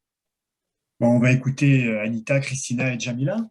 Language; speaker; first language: French; native; French